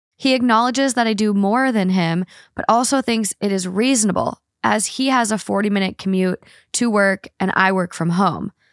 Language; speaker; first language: English; native; English